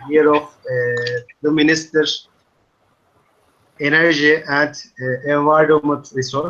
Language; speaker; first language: English; non-native, learner; Turkish